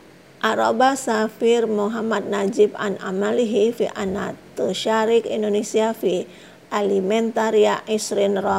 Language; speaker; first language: Arabic; non-native, fluent; Indonesian